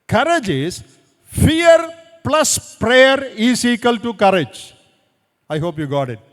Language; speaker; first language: English; non-native, local second language; Malayalam